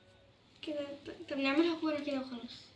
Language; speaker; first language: Arabic; native; Arabic